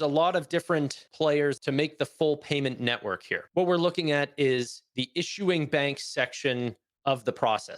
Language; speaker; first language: English; native; English